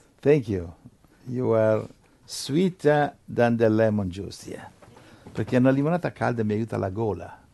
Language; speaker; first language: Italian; non-native, fluent; English